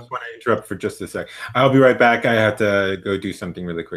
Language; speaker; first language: English; native; English